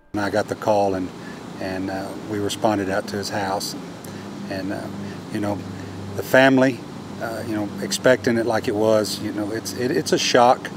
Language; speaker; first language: English; native; English